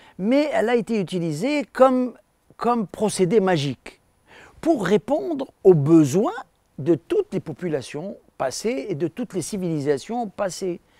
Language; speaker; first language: French; non-native, local second language; Arabic